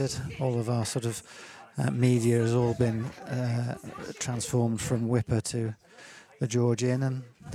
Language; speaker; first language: English; native; English